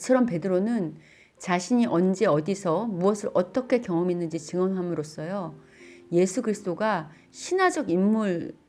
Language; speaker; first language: Korean; native; Korean